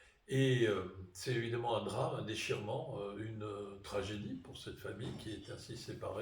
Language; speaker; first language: French; native; French